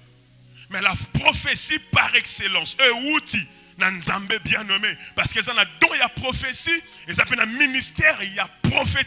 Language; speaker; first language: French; non-native, local second language; Lingala